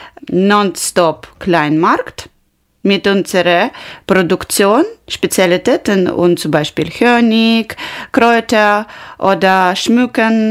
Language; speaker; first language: German; non-native, learner; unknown